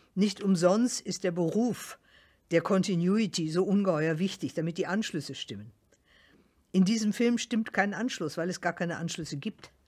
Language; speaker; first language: German; native; German